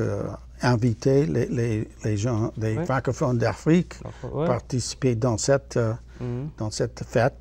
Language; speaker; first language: French; non-native, learner; English